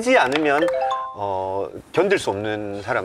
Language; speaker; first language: Korean; native; Korean